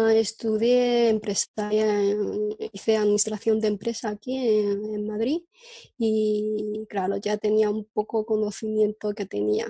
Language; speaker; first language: Spanish; non-native, fluent; Chinese